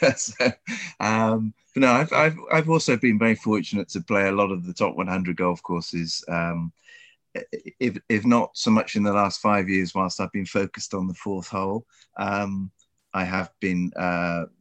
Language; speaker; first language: English; native; English